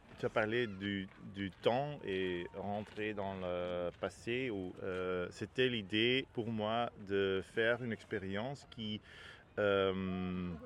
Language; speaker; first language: French; non-native, learner; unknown